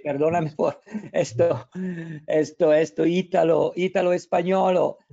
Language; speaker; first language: Spanish; non-native, learner; Italian